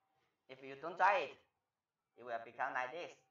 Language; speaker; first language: English; non-native, fluent; Chinese